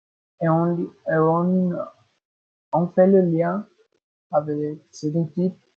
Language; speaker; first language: French; non-native, learner; Spanish